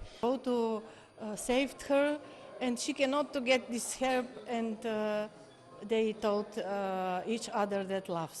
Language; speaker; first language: English; non-native, learner; Bulgarian